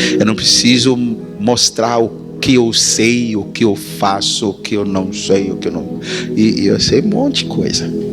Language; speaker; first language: Portuguese; non-native, fluent; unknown